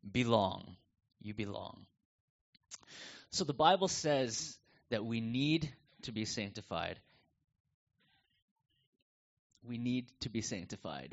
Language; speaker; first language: English; native; English